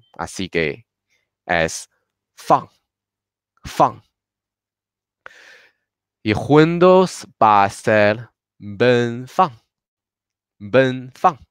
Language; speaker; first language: Spanish; non-native, learner; Chinese